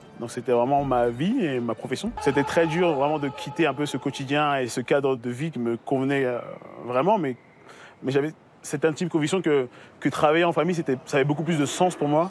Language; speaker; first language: French; native; French